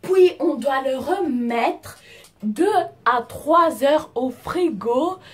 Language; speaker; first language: French; non-native, fluent; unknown